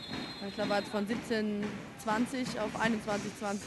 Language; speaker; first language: German; native; German